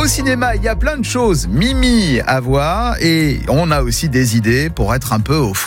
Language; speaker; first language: French; native; French